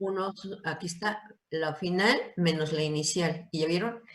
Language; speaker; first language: Spanish; native; Spanish